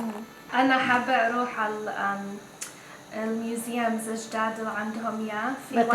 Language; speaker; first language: Arabic; early bilingual, heritage; English